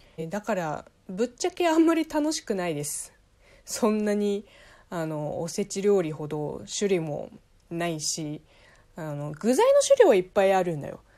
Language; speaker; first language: Japanese; non-native, fluent; Chinese